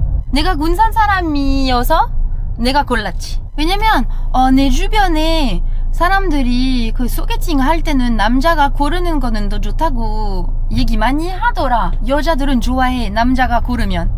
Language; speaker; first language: Korean; non-native, fluent; French